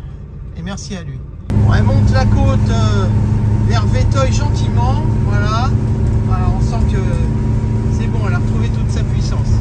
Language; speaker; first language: French; native; French